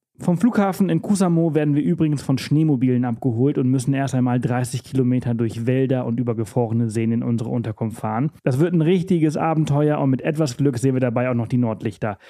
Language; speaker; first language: German; native; German